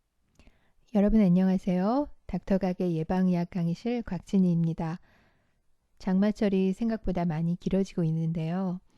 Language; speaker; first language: Korean; native; Korean